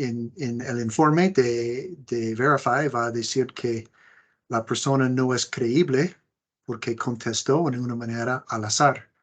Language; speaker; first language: Spanish; non-native, fluent; English